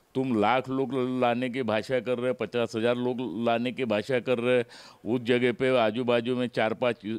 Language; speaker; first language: Hindi; non-native, local second language; Marathi